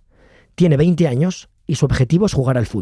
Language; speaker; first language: Spanish; native; Spanish